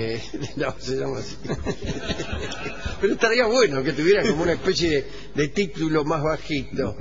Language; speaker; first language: Spanish; native; Spanish